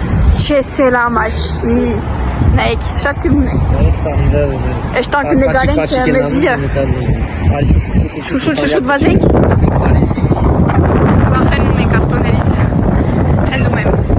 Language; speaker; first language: Armenian; early bilingual, heritage; Armenian